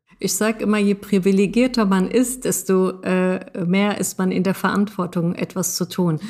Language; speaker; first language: German; early bilingual, other home language; Arabic